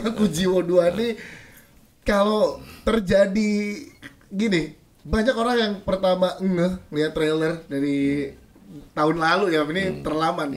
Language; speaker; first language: Indonesian; native; Indonesian